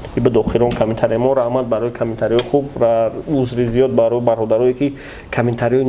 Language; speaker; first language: Russian; non-native, local second language; Tajik